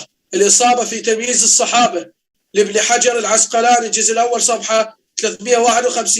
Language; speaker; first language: Arabic; native; Arabic